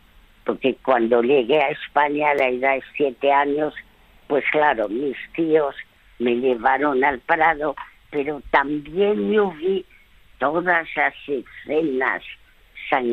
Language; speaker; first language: Spanish; early bilingual, other home language; French